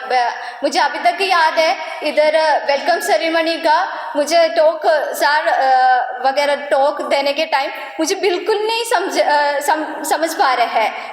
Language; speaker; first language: Hindi; non-native, local second language; Malayalam